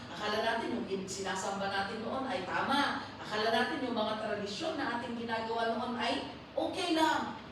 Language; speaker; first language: Filipino; non-native, local second language; Iloko